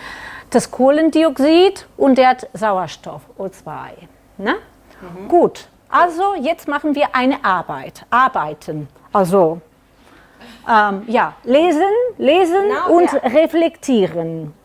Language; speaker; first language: German; non-native, learner; Catalan